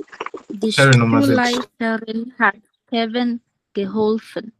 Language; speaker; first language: German; non-native, learner; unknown